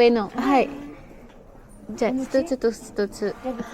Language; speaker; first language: Japanese; non-native, learner; Filipino